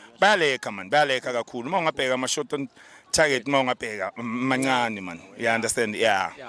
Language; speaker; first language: Zulu; native; Zulu